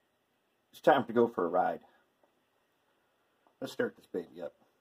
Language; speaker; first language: English; native; English